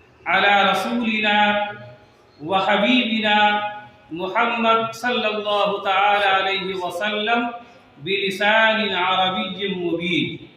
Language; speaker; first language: Arabic; non-native, fluent; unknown